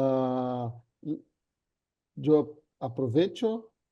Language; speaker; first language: Spanish; non-native, fluent; Portuguese